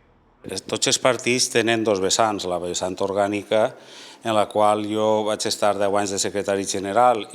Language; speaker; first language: Catalan; native; Catalan